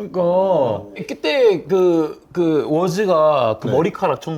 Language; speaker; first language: Korean; early bilingual, other home language; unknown